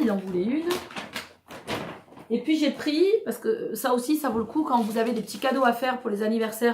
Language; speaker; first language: French; native; French